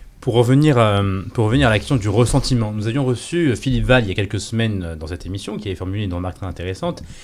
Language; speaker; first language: French; native; French